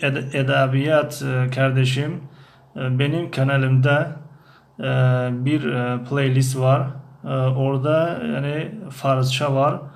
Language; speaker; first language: Turkish; non-native, fluent; Tajik